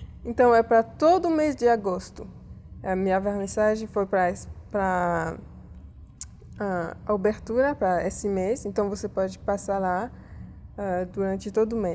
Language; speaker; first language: Portuguese; early bilingual, heritage; Portuguese